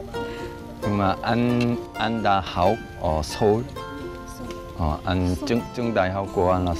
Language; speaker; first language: Vietnamese; non-native, learner; Korean